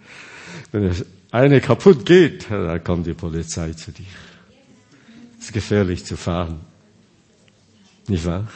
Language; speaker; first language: German; non-native, fluent; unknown